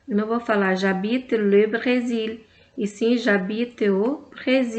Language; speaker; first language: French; non-native, fluent; Portuguese